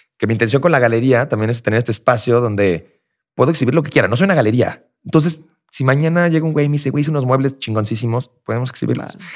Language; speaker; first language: Spanish; native; Spanish